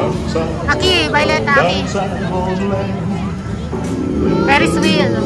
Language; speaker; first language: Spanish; non-native, learner; Filipino